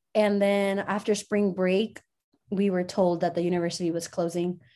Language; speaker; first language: English; early bilingual, other home language; Spanish